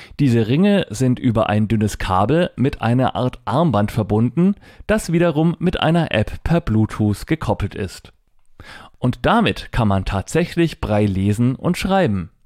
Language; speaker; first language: German; native; German